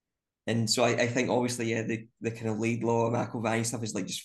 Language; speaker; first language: English; native; English